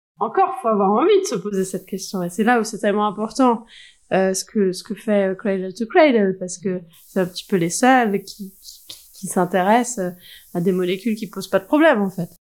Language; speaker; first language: French; early bilingual, heritage; French